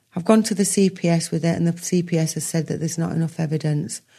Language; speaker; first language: English; native; English